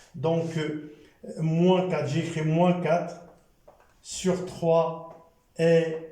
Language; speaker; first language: French; non-native, local second language; Arabic